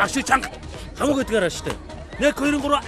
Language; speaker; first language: Mongolian; native; Mongolian